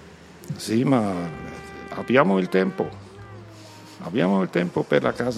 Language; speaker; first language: Italian; non-native, learner; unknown